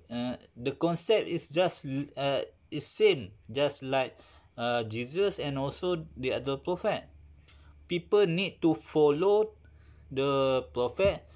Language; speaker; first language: English; non-native, learner; Malay